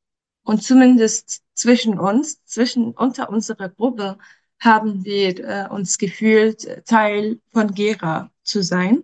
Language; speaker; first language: German; non-native, fluent; Arabic